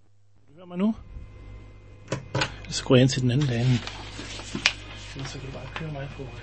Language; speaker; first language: Danish; native; Danish